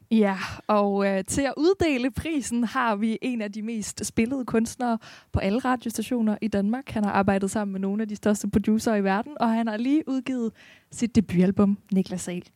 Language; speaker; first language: Danish; native; Danish